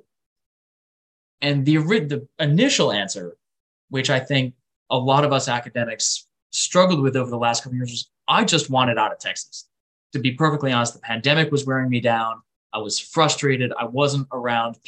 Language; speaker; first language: English; native; English